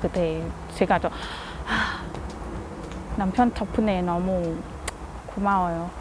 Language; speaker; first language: Korean; non-native, fluent; Thai